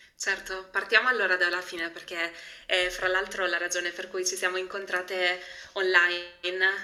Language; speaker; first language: Italian; early bilingual, other home language; Albanian